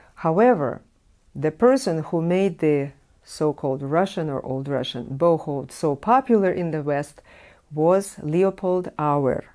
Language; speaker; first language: English; non-native, fluent; Russian